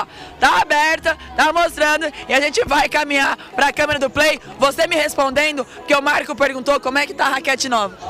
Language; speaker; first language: Portuguese; native; Portuguese